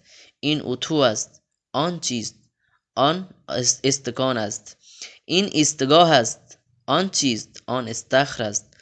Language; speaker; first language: Persian; non-native, fluent; Urdu